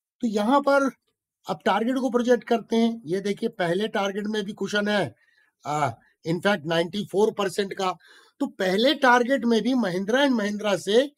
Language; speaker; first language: Hindi; native; Hindi